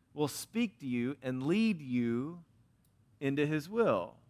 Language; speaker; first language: English; native; English